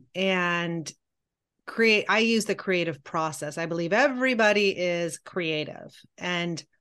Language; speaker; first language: English; native; English